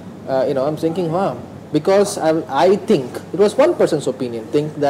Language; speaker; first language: English; non-native, local second language; Hindi